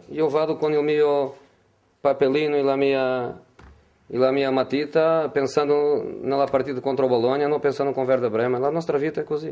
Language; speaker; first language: Italian; non-native, fluent; Portuguese